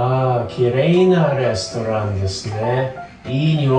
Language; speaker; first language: Japanese; non-native, learner; English